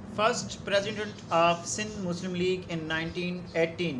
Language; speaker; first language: English; non-native, local second language; Urdu